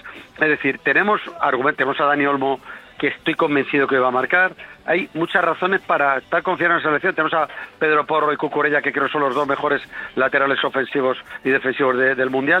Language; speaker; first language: Spanish; native; Spanish